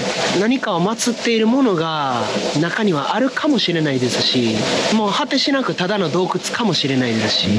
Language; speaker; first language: Japanese; native; Japanese